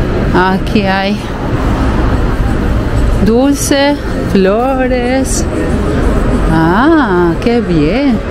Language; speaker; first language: Spanish; non-native, fluent; Italian